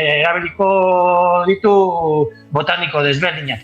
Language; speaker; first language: Basque; non-native, local second language; Spanish